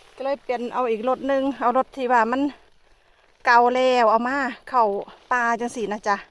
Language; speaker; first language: Thai; non-native, local second language; Khmer